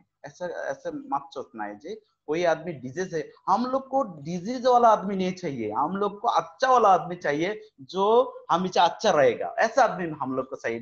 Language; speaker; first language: Hindi; non-native, fluent; Bangla